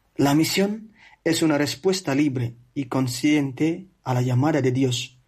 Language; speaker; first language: Spanish; non-native, fluent; Indonesian